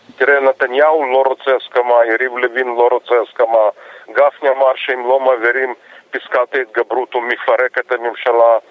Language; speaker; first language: Hebrew; non-native, fluent; Russian